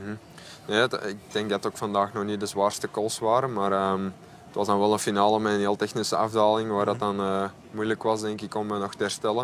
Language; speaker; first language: Dutch; native; Dutch